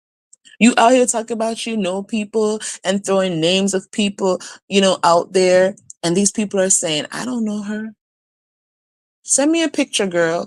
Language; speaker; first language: English; native; English